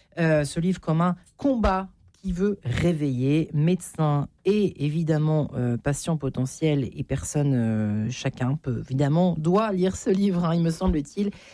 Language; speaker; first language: French; native; French